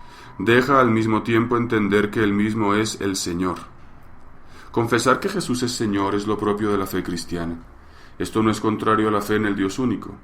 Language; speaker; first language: Spanish; native; Spanish